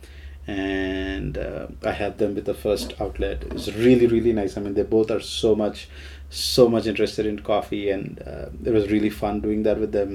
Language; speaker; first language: English; non-native, local second language; Gujarati